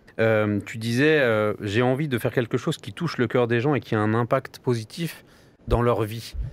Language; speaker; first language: French; native; French